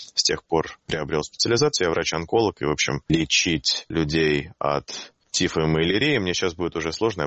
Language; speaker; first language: Russian; native; Russian